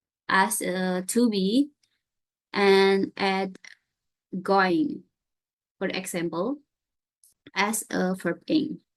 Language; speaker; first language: English; non-native, learner; Indonesian